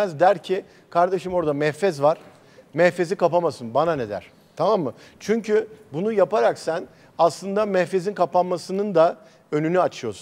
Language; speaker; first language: Turkish; native; Turkish